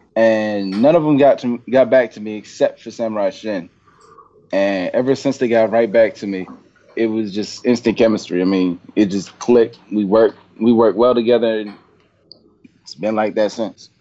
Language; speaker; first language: English; native; English